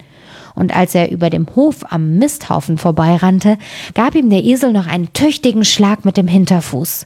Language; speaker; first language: German; native; German